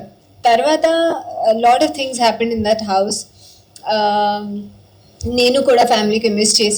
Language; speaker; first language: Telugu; non-native, learner; Hindi